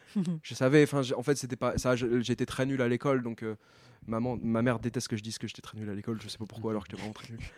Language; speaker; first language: French; native; French